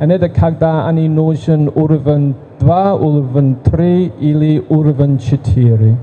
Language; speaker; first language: Russian; non-native, learner; English